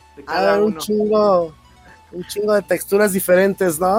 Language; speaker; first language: Spanish; native; Spanish